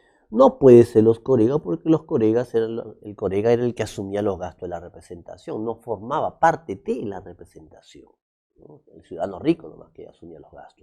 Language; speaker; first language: Spanish; native; Spanish